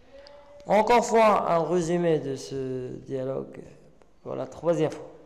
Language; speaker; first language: French; non-native, local second language; Arabic